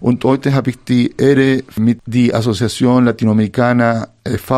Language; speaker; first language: German; non-native, fluent; Spanish